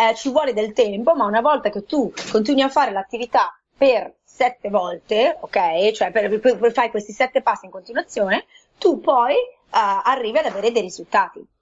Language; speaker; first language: Italian; native; Italian